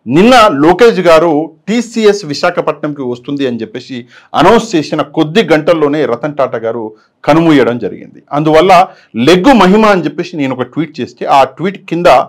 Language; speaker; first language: Telugu; native; Telugu